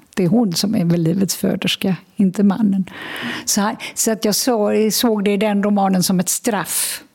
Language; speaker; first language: Swedish; native; Swedish